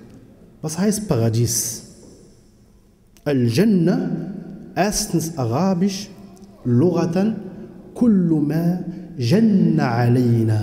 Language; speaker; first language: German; non-native, fluent; Arabic